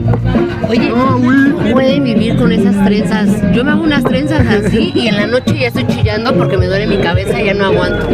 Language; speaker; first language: Spanish; native; Spanish